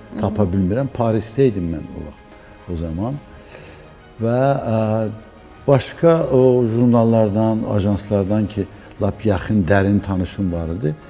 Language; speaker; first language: Azerbaijani; native; Azerbaijani